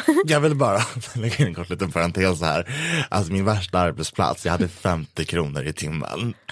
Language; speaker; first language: Swedish; native; Swedish